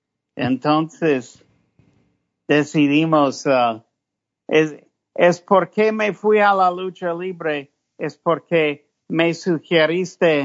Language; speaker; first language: Spanish; non-native, fluent; English